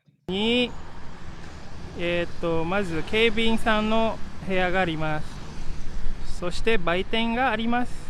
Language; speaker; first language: Japanese; non-native, fluent; Indonesian